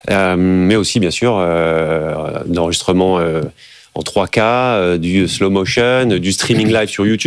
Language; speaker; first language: French; native; French